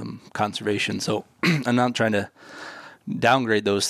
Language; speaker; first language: English; native; English